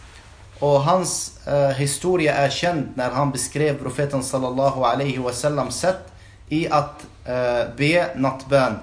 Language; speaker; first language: Swedish; non-native, fluent; Arabic